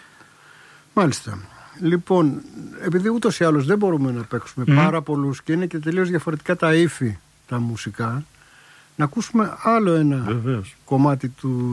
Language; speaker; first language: Greek; native; Greek